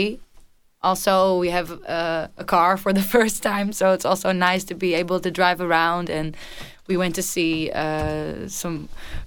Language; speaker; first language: English; non-native, fluent; Dutch